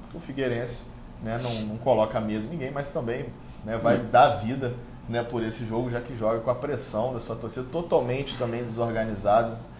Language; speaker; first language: Portuguese; native; Portuguese